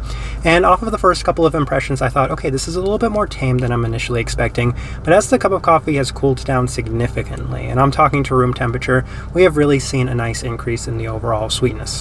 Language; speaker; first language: English; native; English